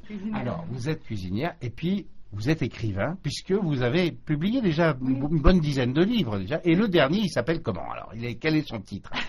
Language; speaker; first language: French; native; French